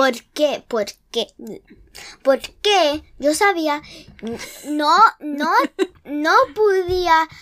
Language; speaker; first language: Spanish; early bilingual, heritage; English